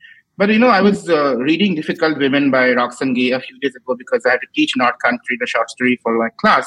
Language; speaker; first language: English; non-native, local second language; Assamese